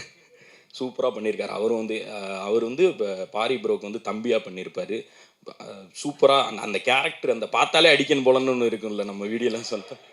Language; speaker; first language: Tamil; native; Tamil